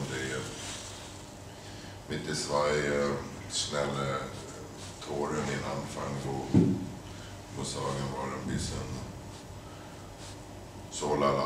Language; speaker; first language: German; non-native, fluent; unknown